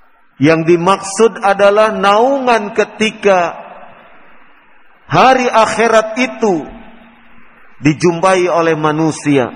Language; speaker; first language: Indonesian; native; Indonesian